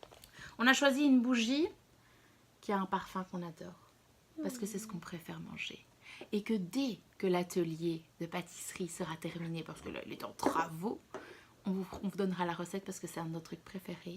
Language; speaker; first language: French; native; French